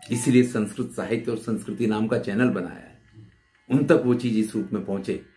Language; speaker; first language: Hindi; native; Hindi